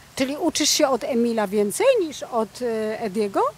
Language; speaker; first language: Polish; native; Polish